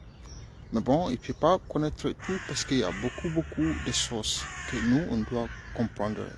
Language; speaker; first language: French; non-native, fluent; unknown